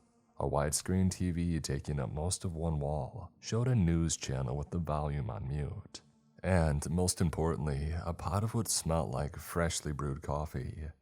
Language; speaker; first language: English; native; English